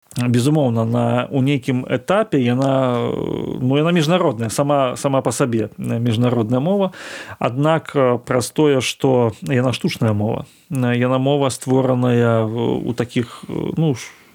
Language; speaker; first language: Belarusian; non-native, local second language; Russian